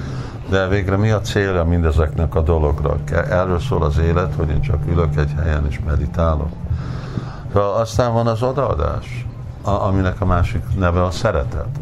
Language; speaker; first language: Hungarian; early bilingual, heritage; Hungarian